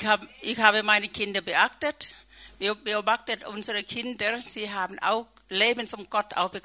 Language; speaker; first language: German; non-native, learner; Thai